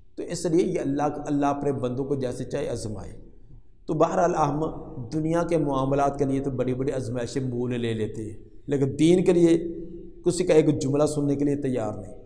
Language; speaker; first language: Urdu; non-native, local second language; Punjabi